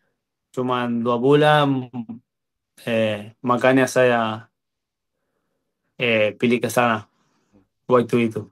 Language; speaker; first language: Indonesian; non-native, fluent; Spanish